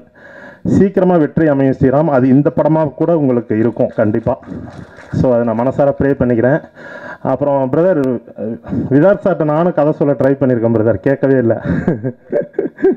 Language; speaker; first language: Tamil; native; Tamil